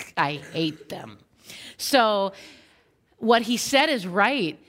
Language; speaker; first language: English; native; English